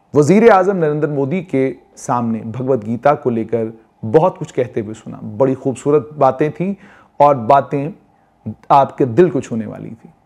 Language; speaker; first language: Hindi; non-native, local second language; Kashmiri